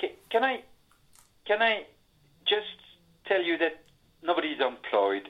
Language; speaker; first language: English; non-native, fluent; French